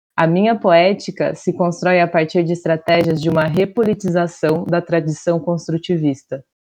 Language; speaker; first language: Portuguese; native; Portuguese